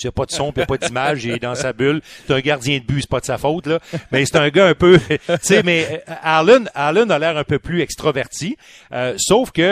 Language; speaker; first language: French; native; French